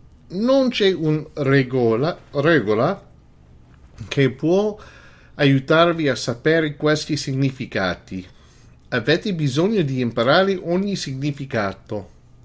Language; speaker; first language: Italian; non-native, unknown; English